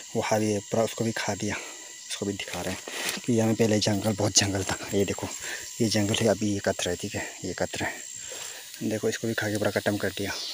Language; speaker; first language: Hindi; non-native, local second language; Nepali